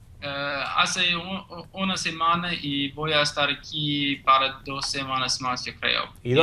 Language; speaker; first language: Spanish; non-native, learner; English